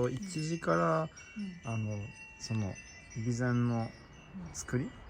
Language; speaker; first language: Japanese; non-native, fluent; French